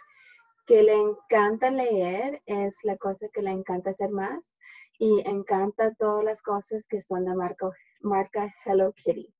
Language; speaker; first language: Spanish; early bilingual, heritage; Spanish